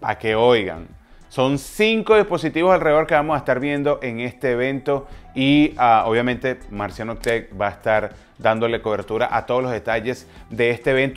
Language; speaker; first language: Spanish; native; Spanish